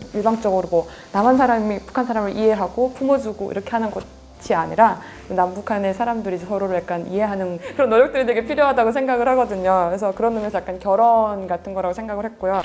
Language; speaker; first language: Korean; native; Korean